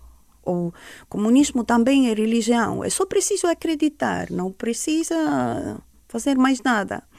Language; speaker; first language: Portuguese; non-native, fluent; Estonian